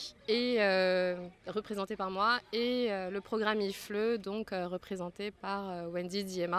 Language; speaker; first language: French; native; French